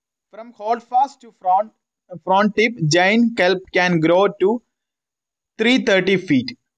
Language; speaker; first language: English; non-native, local second language; Malayalam